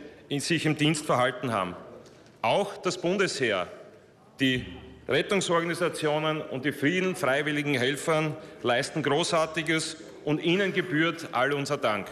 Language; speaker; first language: German; native; German